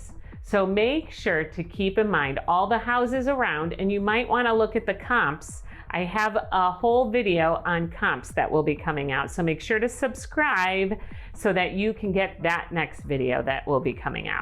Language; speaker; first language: English; native; English